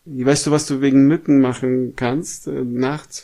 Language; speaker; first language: German; non-native, fluent; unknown